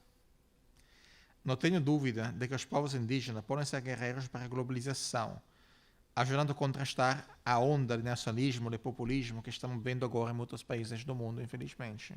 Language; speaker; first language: Portuguese; non-native, fluent; Italian